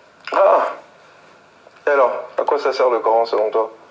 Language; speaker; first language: French; native; French